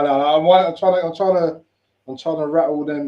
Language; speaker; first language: English; native; English